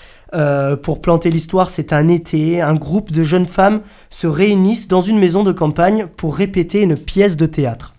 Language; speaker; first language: French; native; French